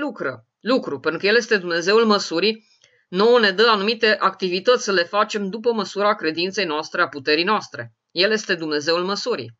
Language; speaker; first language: Romanian; native; Romanian